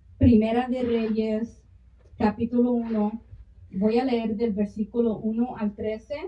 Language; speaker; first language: Spanish; early bilingual, heritage; Spanish